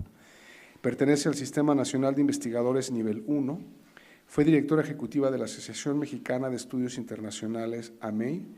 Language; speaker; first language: Spanish; native; Spanish